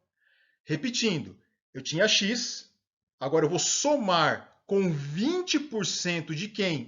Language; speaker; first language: Portuguese; native; Portuguese